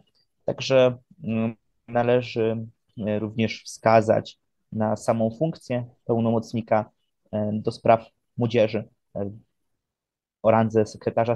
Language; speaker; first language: Polish; native; Polish